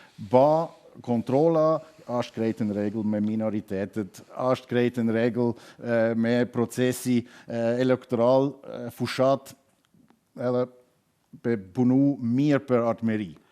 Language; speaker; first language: Albanian; non-native, learner; German